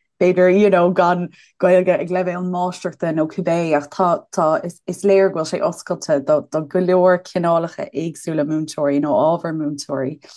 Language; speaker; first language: Irish; native; Irish